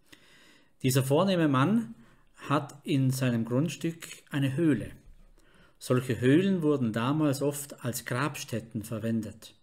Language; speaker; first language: German; native; German